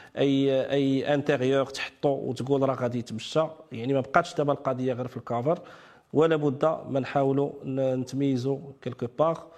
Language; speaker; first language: Arabic; native; Arabic